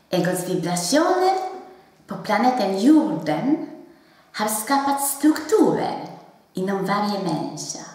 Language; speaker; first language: Swedish; non-native, fluent; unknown